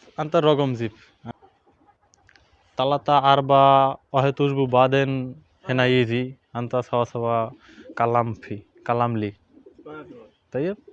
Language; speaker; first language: Arabic; non-native, learner; Bangla